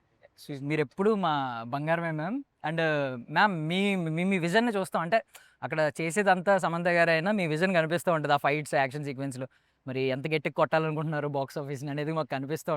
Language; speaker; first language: Telugu; native; Telugu